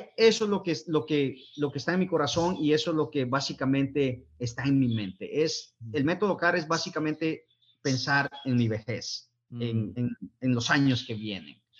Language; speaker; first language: Spanish; native; Spanish